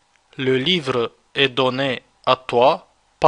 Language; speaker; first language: French; non-native, fluent; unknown